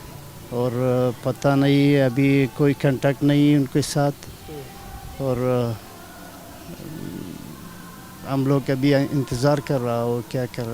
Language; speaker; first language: Hindi; non-native, learner; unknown